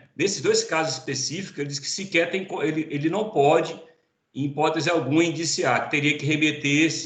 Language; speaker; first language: Portuguese; native; Portuguese